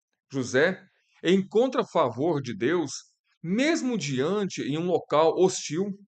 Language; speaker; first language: Portuguese; native; Portuguese